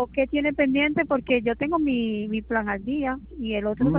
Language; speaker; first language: Spanish; native; Spanish